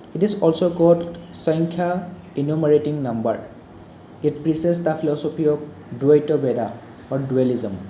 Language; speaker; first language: English; non-native, local second language; Assamese